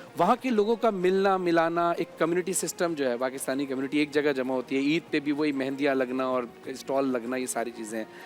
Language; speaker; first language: Urdu; native; Urdu